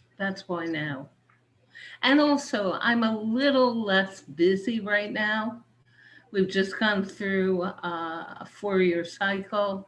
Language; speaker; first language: English; native; English